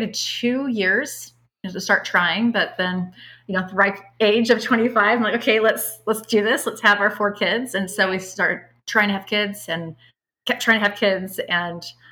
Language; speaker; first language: English; native; English